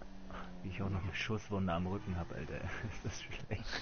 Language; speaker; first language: German; native; German